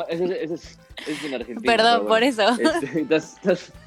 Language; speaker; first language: Spanish; native; Spanish